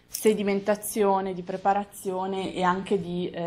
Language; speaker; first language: Italian; native; Italian